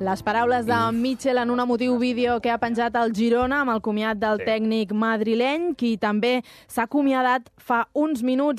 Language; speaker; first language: Catalan; native; Catalan